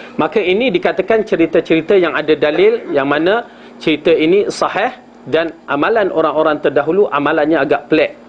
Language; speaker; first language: Malay; native; Malay